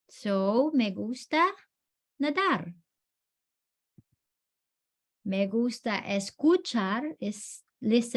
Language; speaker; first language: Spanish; non-native, fluent; Filipino